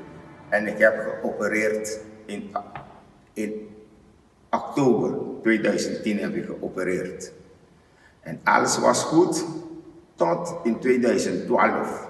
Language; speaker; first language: Dutch; non-native, learner; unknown